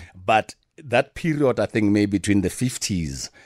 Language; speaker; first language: English; non-native, local second language; Tswana